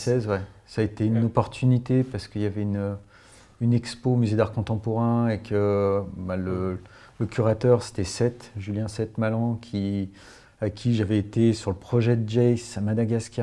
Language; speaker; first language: French; native; French